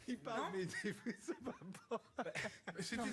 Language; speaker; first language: French; native; French